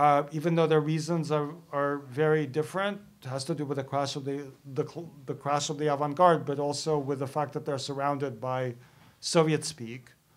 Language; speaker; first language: English; early bilingual, other home language; Russian